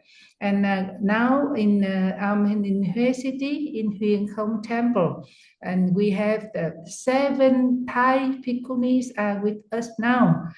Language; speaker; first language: English; non-native, fluent; Vietnamese